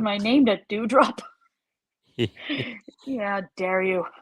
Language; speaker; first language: English; native; English